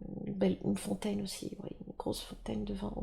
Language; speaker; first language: French; native; French